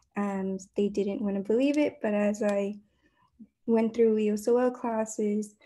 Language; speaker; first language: English; native; English